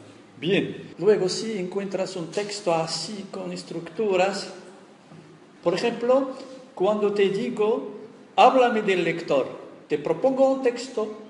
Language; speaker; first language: Spanish; non-native, fluent; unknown